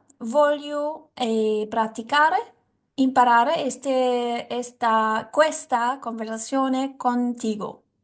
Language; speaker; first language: Italian; non-native, learner; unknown